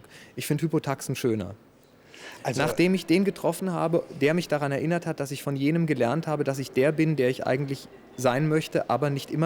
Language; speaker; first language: German; native; German